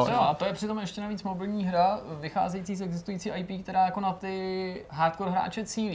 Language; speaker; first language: Czech; native; Czech